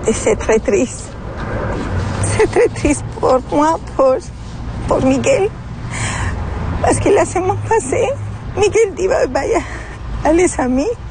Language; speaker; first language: French; non-native, learner; Spanish